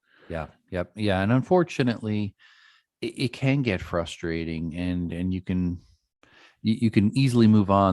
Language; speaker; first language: English; native; English